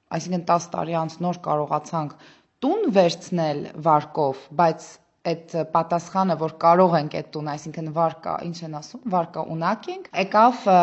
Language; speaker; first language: Armenian; native; Armenian